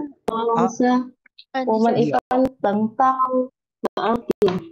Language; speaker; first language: Chinese; non-native, learner; Indonesian